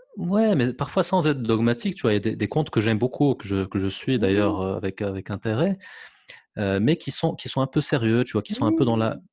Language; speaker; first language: French; non-native, local second language; Arabic